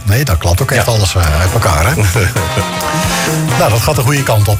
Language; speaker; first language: Dutch; native; Dutch